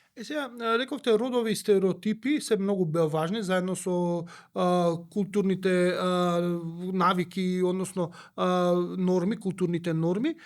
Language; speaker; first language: Macedonian; native; Macedonian